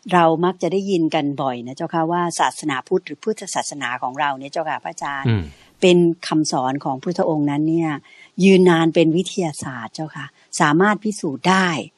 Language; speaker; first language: Thai; native; Thai